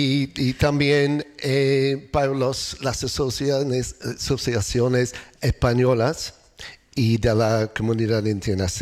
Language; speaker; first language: Spanish; non-native, learner; English